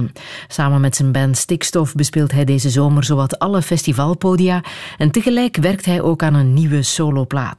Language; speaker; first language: Dutch; native; Dutch